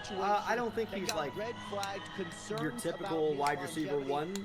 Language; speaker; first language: English; native; English